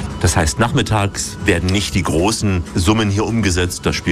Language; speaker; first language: German; native; German